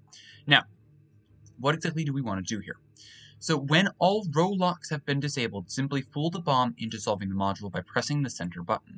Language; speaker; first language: English; native; English